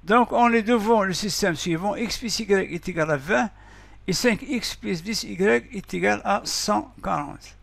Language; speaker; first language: French; non-native, local second language; Arabic